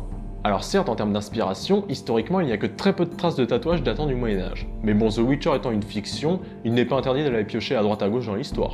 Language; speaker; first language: French; native; French